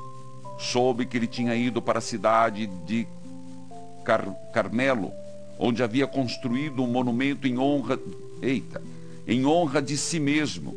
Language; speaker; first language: Portuguese; native; Portuguese